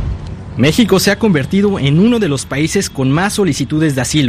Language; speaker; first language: Spanish; native; Spanish